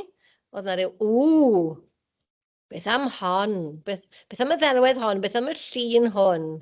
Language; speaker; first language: Welsh; native; Welsh